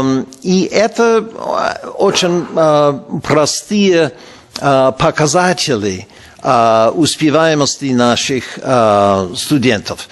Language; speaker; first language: Russian; non-native, fluent; English